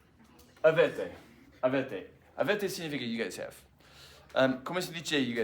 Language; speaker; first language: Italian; non-native, fluent; English